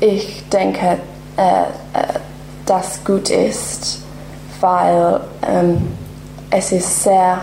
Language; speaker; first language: German; non-native, learner; English